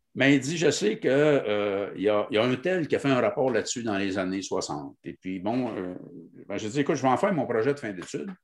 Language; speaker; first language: French; native; French